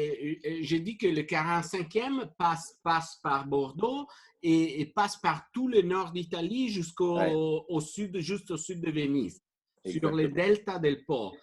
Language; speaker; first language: French; non-native, fluent; Italian